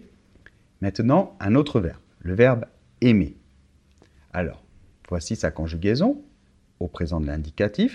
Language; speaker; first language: French; native; French